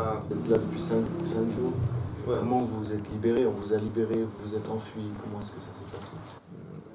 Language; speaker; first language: French; native; French